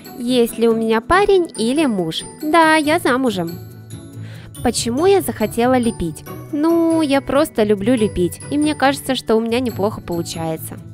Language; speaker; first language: Russian; native; Russian